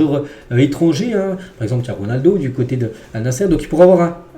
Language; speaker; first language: French; native; French